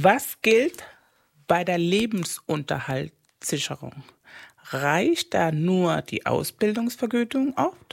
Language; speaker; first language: German; non-native, fluent; Spanish